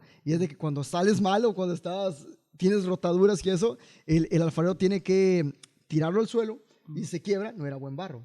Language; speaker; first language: Spanish; native; Spanish